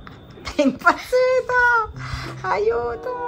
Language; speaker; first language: Italian; native; Italian